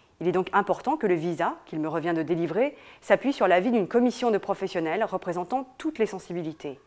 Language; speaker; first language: French; native; French